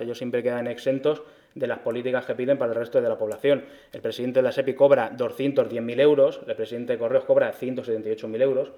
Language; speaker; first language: Spanish; native; Spanish